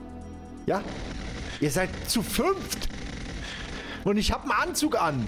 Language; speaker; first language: German; native; German